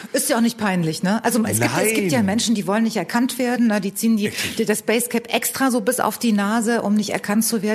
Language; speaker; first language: German; native; German